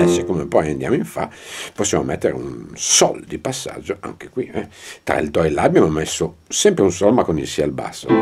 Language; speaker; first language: Italian; native; Italian